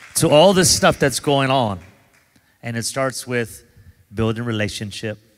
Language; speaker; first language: English; native; English